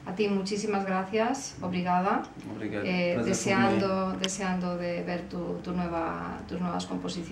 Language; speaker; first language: Spanish; native; Spanish